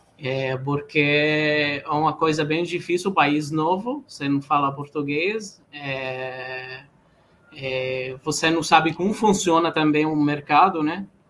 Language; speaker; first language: Portuguese; non-native, fluent; Arabic